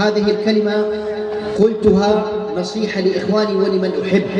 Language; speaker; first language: Arabic; native; Arabic